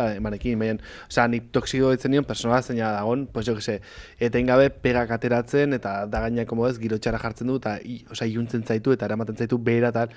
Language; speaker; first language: Basque; native; Basque